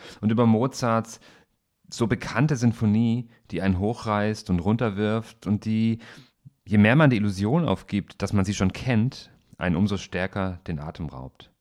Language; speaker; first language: German; native; German